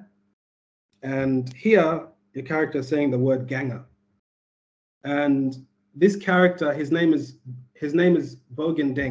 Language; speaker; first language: English; native; English